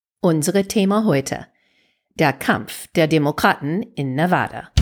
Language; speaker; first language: German; non-native, fluent; English